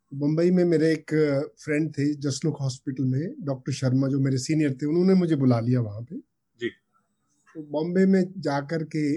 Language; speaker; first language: Hindi; non-native, local second language; Punjabi